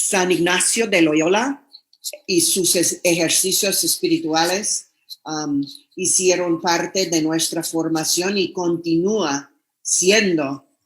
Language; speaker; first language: Spanish; non-native, fluent; English